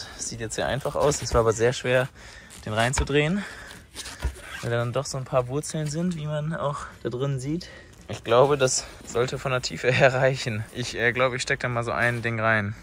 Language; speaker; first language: German; native; German